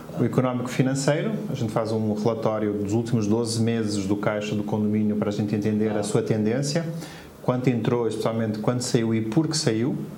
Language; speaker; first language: Portuguese; native; Portuguese